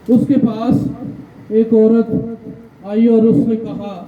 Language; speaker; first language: Urdu; non-native, local second language; Punjabi